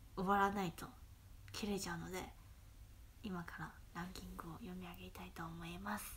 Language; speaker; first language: Japanese; non-native, fluent; Chinese